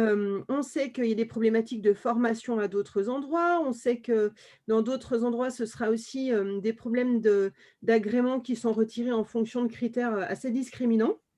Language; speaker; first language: French; native; French